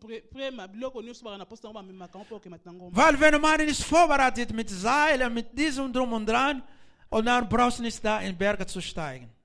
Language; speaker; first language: German; non-native, learner; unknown